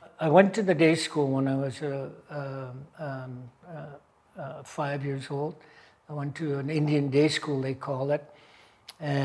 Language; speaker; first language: English; native; English